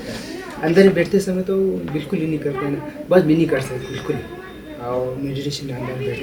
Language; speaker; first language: Hindi; non-native, local second language; Ladakhi